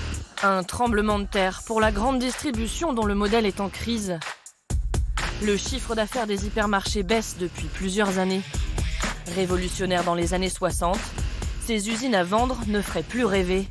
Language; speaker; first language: French; native; French